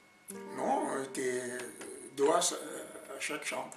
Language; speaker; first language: French; non-native, learner; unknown